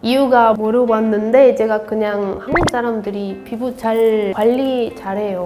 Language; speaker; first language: Korean; non-native, learner; Spanish